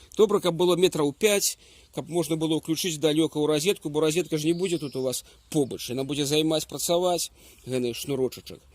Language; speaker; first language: Belarusian; native; Belarusian